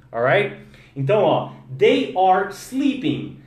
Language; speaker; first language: English; non-native, fluent; Portuguese